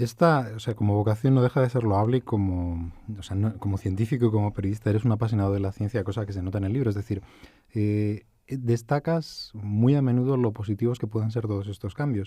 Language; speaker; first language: Spanish; native; Spanish